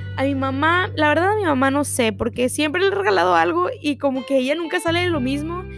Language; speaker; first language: Spanish; early bilingual, heritage; Spanish